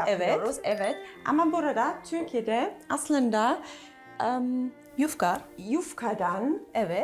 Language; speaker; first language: Turkish; non-native, learner; German